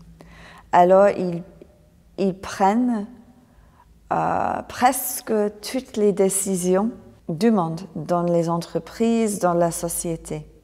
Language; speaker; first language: French; non-native, fluent; English